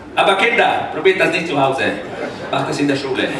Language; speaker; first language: German; non-native, fluent; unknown